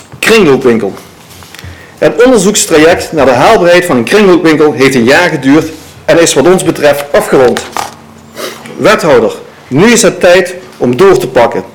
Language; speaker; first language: Dutch; native; Dutch